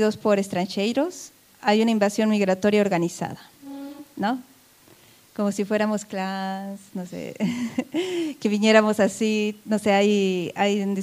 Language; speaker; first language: Spanish; native; Spanish